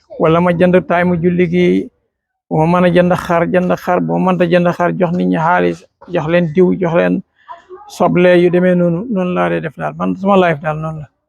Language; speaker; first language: Wolof; native; Wolof